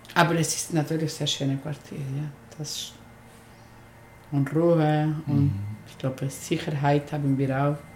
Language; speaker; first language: German; non-native, learner; Spanish